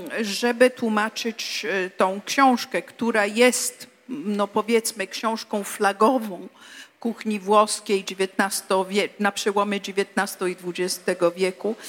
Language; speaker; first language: Polish; non-native, fluent; Italian